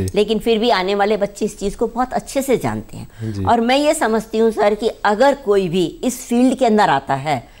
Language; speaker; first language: Hindi; native; Hindi